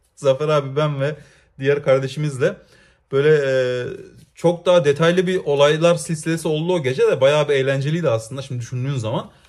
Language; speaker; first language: Turkish; native; Turkish